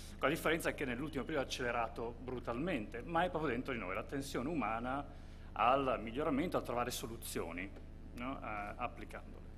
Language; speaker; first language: Italian; native; Italian